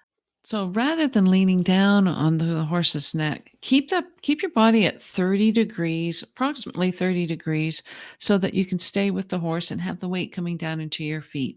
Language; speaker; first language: English; native; English